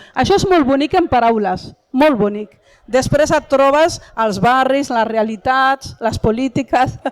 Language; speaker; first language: Catalan; non-native, fluent; Arabic